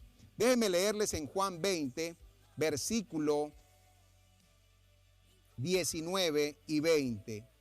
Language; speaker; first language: Spanish; native; Spanish